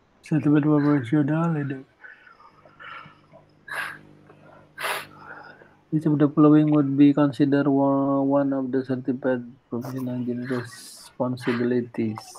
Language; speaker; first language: English; non-native, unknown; Indonesian